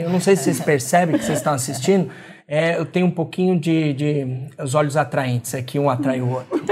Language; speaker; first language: Portuguese; native; Portuguese